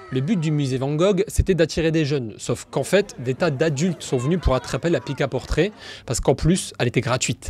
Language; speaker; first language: French; native; French